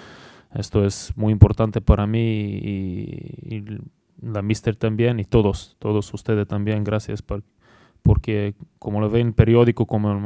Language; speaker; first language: Spanish; non-native, learner; Bulgarian